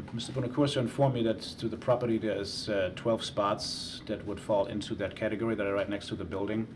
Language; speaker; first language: English; non-native, fluent; German